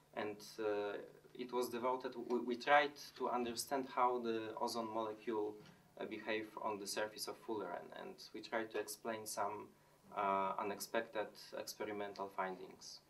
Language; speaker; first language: English; non-native, fluent; Polish